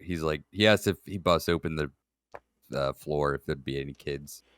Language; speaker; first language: English; native; English